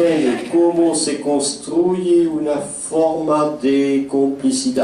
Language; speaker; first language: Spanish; non-native, fluent; French